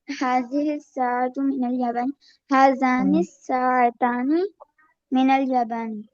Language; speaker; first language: Arabic; non-native, learner; Urdu